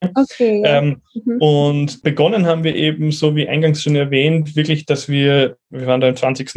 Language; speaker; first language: German; native; German